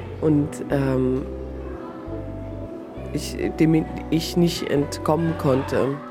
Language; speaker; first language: German; early bilingual, other home language; Persian